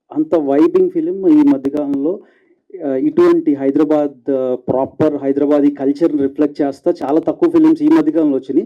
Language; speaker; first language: Telugu; native; Telugu